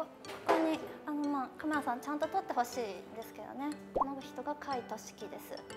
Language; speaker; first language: Japanese; native; Japanese